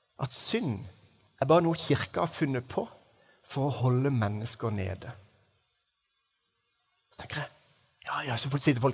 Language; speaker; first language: Norwegian; native; Norwegian